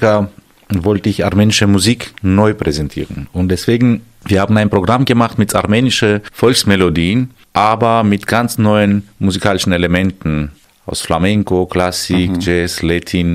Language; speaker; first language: German; non-native, fluent; Armenian